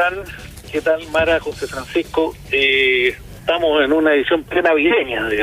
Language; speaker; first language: Spanish; native; Spanish